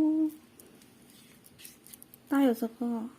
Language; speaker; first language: Chinese; non-native, fluent; Indonesian